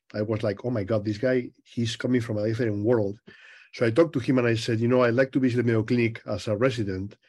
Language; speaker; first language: English; non-native, fluent; Spanish